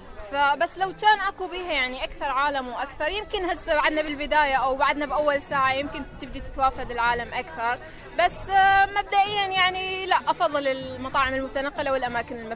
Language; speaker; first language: Arabic; native; Arabic